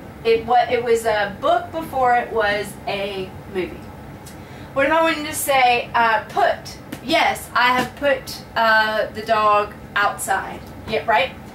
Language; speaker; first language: English; native; English